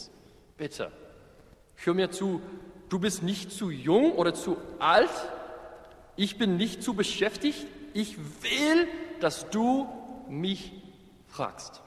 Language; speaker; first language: German; non-native, fluent; English